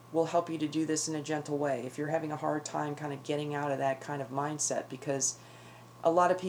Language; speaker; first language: English; native; English